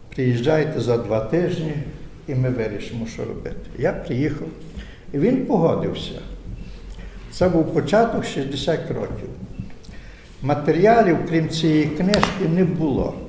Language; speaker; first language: Ukrainian; native; Ukrainian